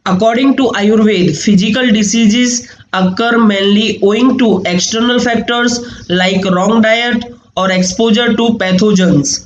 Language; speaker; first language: English; non-native, local second language; Gujarati